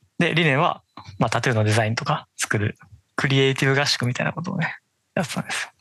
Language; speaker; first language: Japanese; native; Japanese